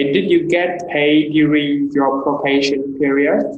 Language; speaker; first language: English; non-native, fluent; Vietnamese